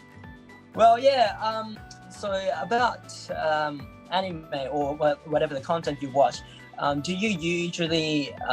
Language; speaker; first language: English; non-native, learner; Japanese